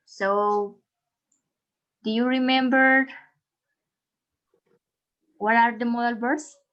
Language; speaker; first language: English; non-native, learner; Spanish